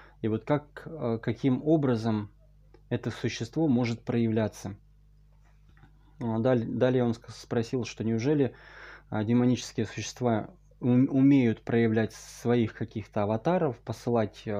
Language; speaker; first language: Russian; native; Russian